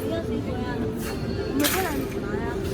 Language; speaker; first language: Chinese; non-native, fluent; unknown